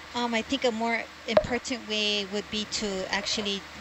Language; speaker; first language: English; native; English